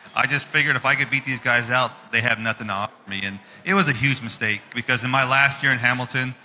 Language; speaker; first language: English; native; English